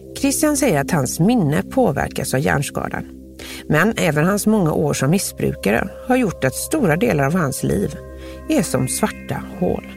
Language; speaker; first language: Swedish; native; Swedish